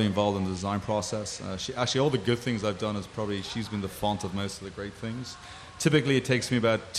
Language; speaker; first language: English; native; English